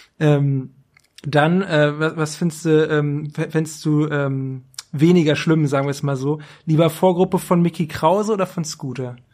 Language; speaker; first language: German; native; German